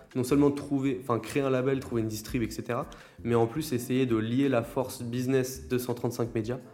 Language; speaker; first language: French; native; French